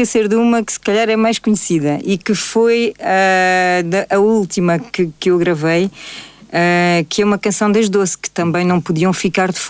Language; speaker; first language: Portuguese; native; Portuguese